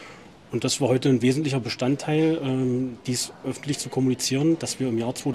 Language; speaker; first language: German; native; German